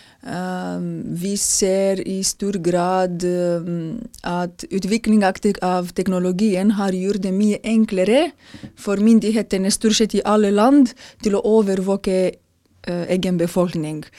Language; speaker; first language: Norwegian; non-native, fluent; Romanian